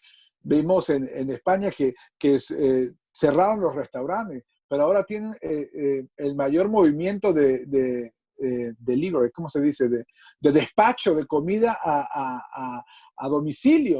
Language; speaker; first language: Spanish; native; Spanish